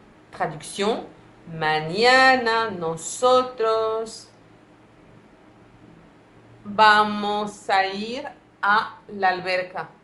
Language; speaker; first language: Spanish; non-native, fluent; French